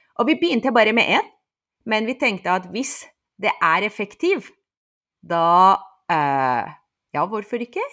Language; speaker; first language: Norwegian; non-native, fluent; Persian